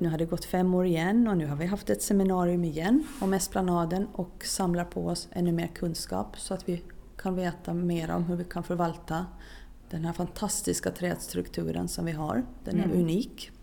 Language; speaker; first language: Swedish; native; Swedish